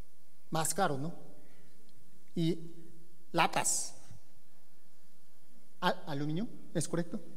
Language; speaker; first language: Spanish; non-native, learner; Korean